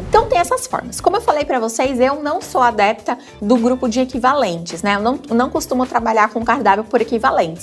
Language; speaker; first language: Portuguese; native; Portuguese